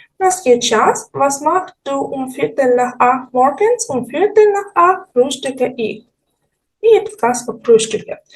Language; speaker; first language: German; non-native, fluent; Ukrainian